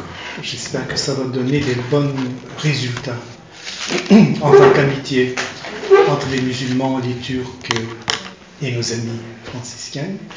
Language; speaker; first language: French; non-native, fluent; Turkish